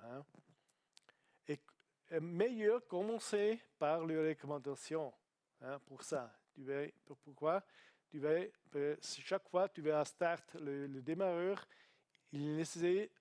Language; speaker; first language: French; non-native, learner; Italian